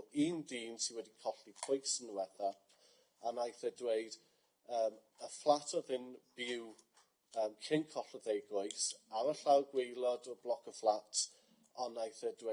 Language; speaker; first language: Welsh; non-native, fluent; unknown